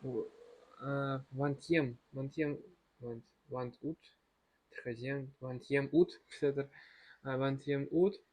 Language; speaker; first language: French; non-native, learner; Russian